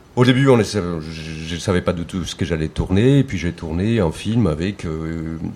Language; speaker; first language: French; non-native, fluent; Spanish